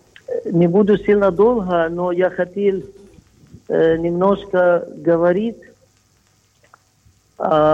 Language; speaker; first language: Russian; non-native, fluent; Arabic